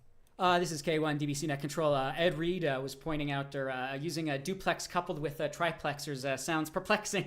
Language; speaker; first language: English; native; English